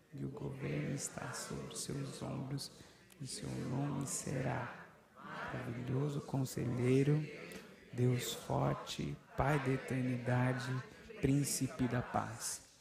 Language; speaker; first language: Portuguese; native; Portuguese